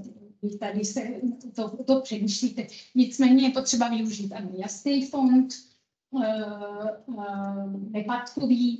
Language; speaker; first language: Czech; non-native, fluent; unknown